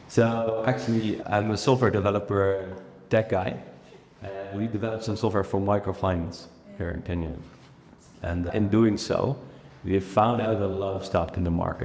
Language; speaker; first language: English; non-native, fluent; Dutch